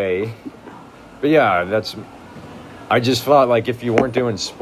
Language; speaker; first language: English; native; English